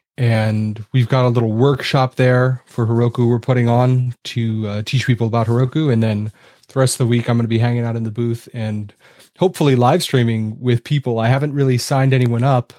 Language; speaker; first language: English; native; English